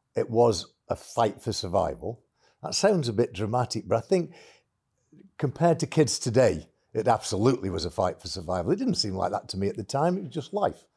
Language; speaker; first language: English; native; English